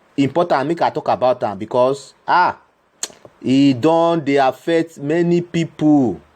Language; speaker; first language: Nigerian Pidgin; non-native, local second language; Igbo